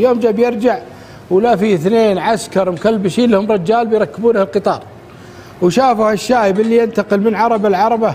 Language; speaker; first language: Arabic; native; Arabic